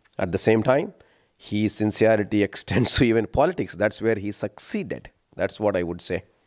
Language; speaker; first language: English; non-native, local second language; Telugu